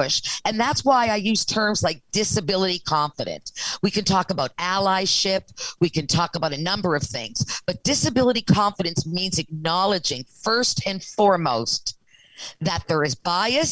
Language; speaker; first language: English; native; English